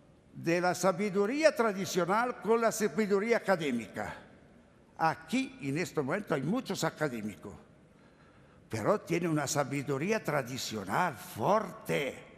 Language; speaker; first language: Spanish; non-native, learner; Italian